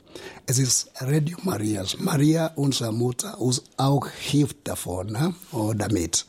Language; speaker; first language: German; non-native, fluent; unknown